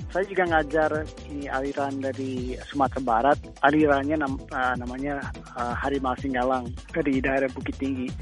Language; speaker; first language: Indonesian; early bilingual, heritage; Indonesian